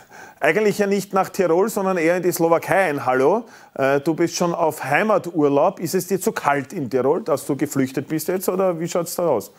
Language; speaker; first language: German; native; German